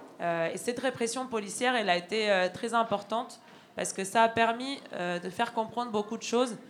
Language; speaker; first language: French; non-native, fluent; Spanish